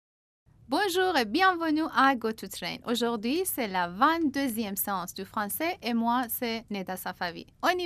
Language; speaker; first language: French; non-native, fluent; Persian